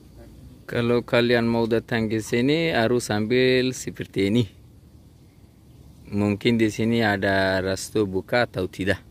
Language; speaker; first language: Indonesian; non-native, learner; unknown